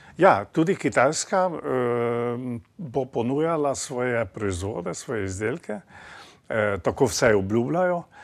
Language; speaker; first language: Slovenian; native; Slovenian